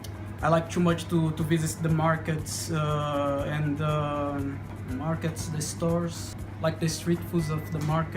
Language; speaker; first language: English; non-native, learner; Portuguese